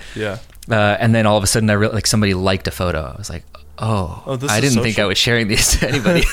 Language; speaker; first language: English; native; English